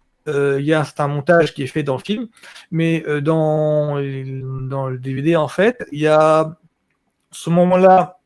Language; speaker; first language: French; native; French